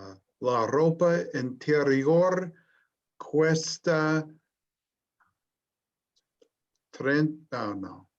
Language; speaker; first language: Spanish; non-native, learner; English